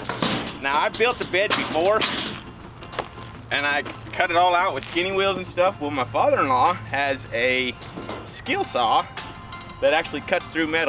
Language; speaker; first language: English; native; English